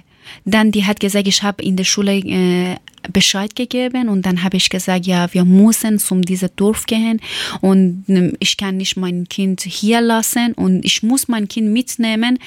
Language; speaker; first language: German; non-native, learner; Persian